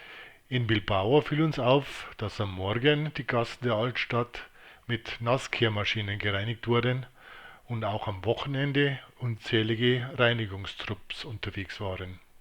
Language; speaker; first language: German; native; German